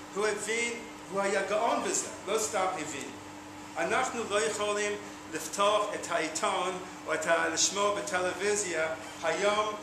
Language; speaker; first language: Hebrew; non-native, fluent; English